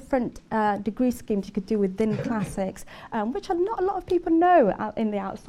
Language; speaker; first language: English; native; English